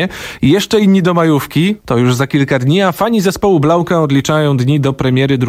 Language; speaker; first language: Polish; native; Polish